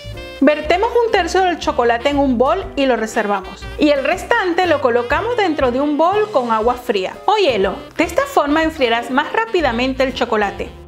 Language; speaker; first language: Spanish; native; Spanish